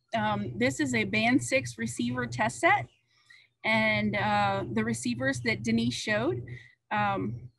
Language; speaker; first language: English; native; English